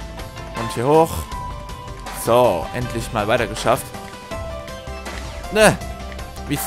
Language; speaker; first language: German; native; German